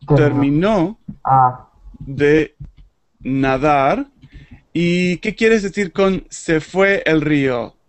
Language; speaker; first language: Spanish; native; Spanish